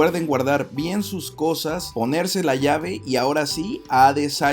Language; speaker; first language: Spanish; native; Spanish